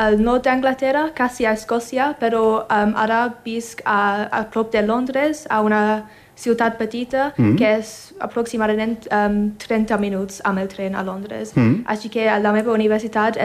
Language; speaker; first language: Catalan; non-native, fluent; English